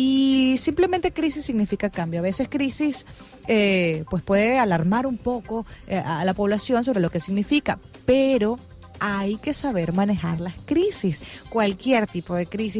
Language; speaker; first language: Spanish; native; Spanish